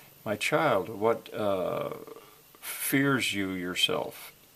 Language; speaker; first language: English; native; English